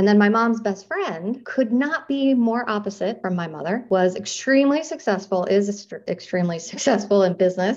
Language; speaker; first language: English; native; English